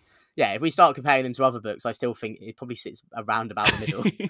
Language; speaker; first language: English; native; English